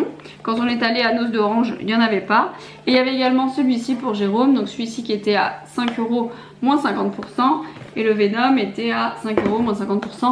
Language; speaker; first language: French; native; French